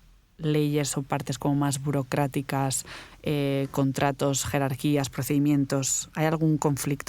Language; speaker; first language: Spanish; native; Spanish